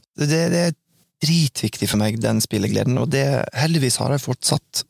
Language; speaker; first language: Norwegian; non-native, fluent; English